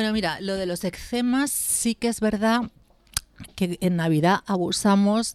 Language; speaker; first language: Spanish; native; Spanish